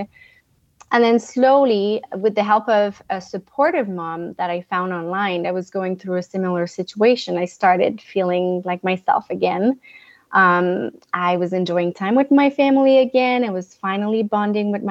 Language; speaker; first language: English; non-native, fluent; French